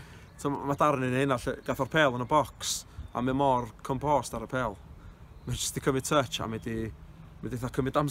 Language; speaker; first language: Welsh; native; Welsh